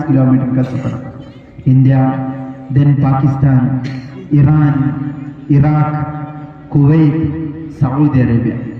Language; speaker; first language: Hindi; non-native, local second language; Malayalam